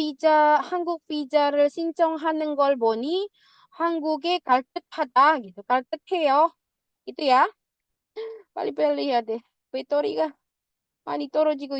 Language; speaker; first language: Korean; non-native, fluent; Indonesian